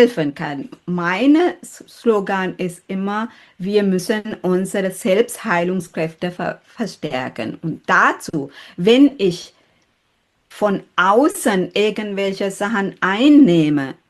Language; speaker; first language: German; non-native, fluent; Sinhala